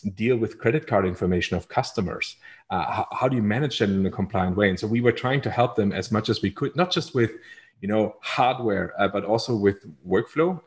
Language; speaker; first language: English; non-native, fluent; German